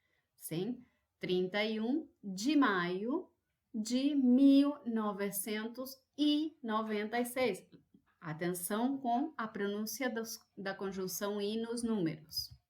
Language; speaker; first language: Portuguese; non-native, fluent; Spanish